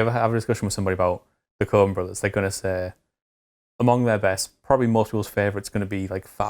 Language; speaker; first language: English; native; English